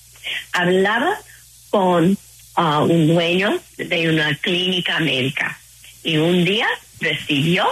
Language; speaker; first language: Spanish; non-native, fluent; English